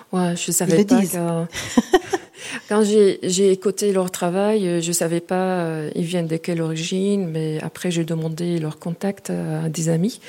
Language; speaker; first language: French; non-native, fluent; Arabic